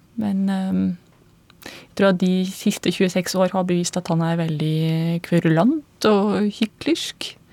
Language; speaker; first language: Norwegian; non-native, fluent; Russian